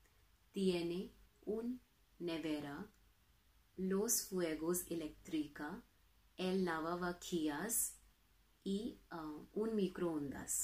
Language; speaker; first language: Spanish; non-native, learner; Hindi